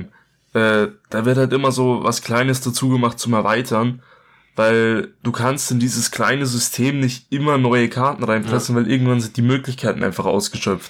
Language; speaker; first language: German; native; German